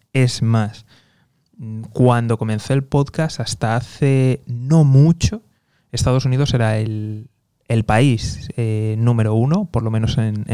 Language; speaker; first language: Spanish; native; Spanish